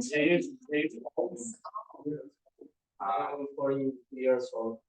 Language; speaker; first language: English; non-native, learner; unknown